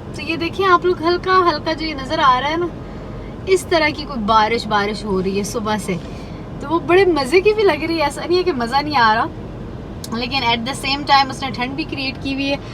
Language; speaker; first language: Urdu; native; Urdu